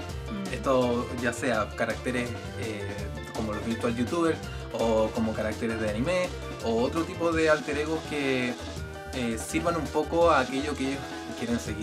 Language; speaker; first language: Spanish; native; Spanish